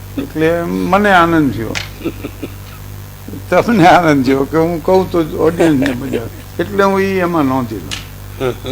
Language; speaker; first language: Gujarati; native; Gujarati